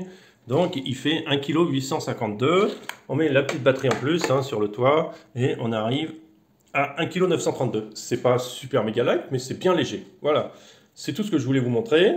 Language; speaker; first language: French; native; French